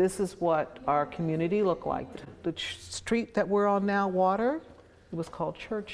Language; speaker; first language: English; native; English